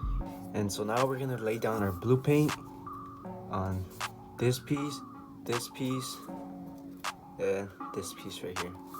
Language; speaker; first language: English; native; English